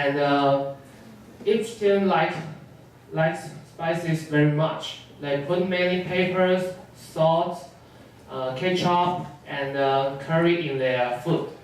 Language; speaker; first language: English; non-native, learner; Chinese